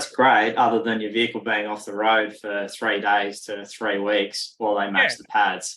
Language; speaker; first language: English; native; English